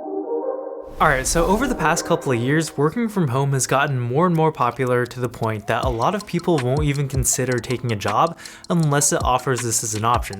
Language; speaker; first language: English; native; English